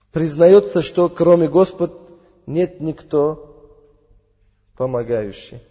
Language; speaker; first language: Russian; non-native, learner; Uzbek